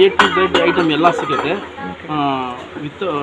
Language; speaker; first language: Kannada; non-native, local second language; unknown